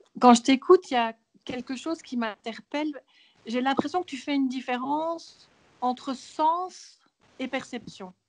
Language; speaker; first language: French; native; French